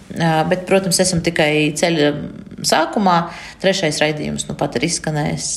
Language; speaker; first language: Latvian; non-native, local second language; Russian